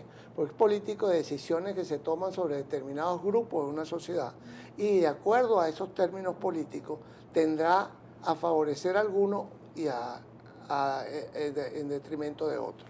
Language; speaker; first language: Spanish; native; Spanish